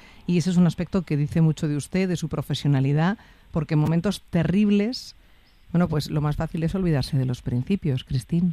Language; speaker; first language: Spanish; native; Spanish